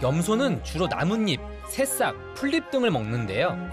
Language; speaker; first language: Korean; native; Korean